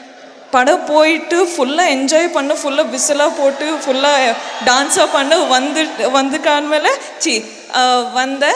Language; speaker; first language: Tamil; non-native, learner; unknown